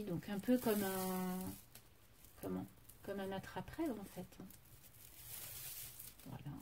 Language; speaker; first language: French; native; French